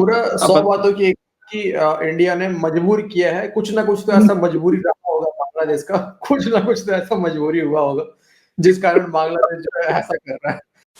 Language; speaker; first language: Hindi; native; Hindi